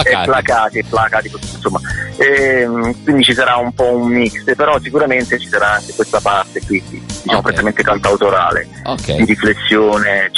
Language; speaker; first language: Italian; native; Italian